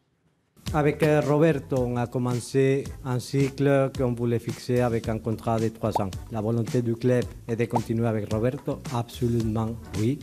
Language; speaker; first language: French; native; French